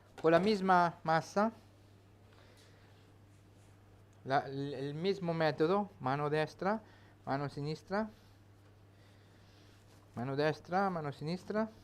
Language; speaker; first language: Spanish; non-native, learner; Italian